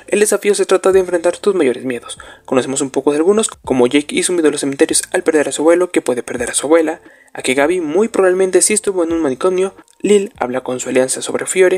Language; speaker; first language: Spanish; native; Spanish